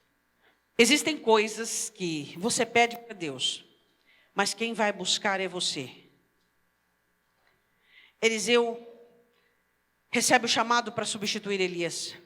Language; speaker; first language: Portuguese; native; Portuguese